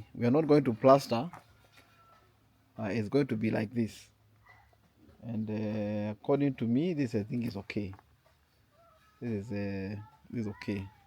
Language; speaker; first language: English; non-native, local second language; Swahili